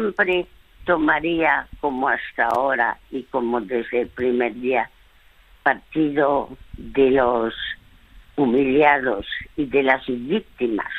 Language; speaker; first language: Spanish; early bilingual, other home language; French